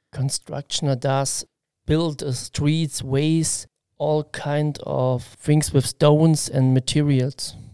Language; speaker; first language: English; non-native, learner; German